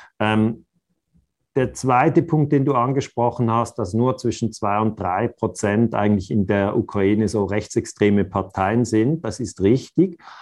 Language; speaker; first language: German; native; German